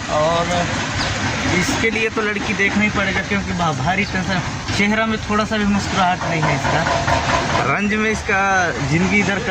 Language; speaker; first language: Hindi; non-native, local second language; Chhattisgarhi